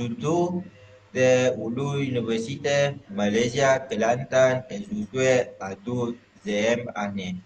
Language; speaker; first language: French; non-native, learner; Malay